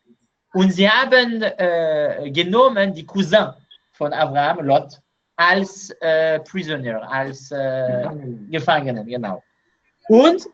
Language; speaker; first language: German; non-native, learner; Hebrew